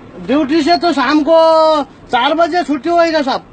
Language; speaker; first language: Hindi; non-native, learner; Nepali